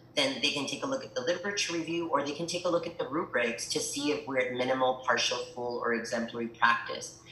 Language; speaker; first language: English; early bilingual, other home language; Spanish